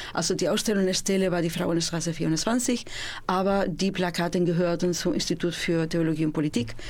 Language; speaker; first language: German; non-native, fluent; Spanish